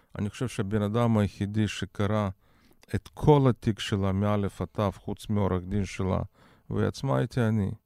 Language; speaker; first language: Hebrew; non-native, fluent; Russian